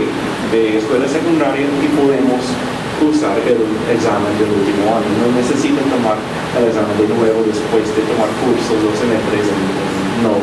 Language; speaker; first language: Spanish; non-native, fluent; English